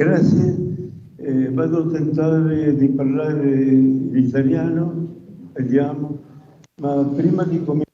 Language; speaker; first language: Italian; non-native, fluent; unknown